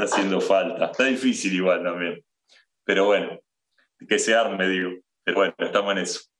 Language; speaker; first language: Spanish; native; Spanish